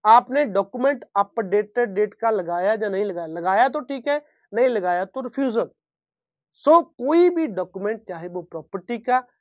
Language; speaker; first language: Hindi; non-native, local second language; Punjabi